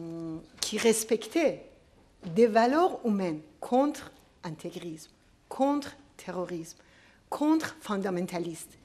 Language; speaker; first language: French; non-native, fluent; Persian